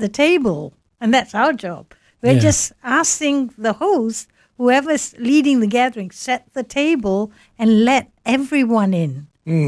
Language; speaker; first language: English; non-native, local second language; Malayalam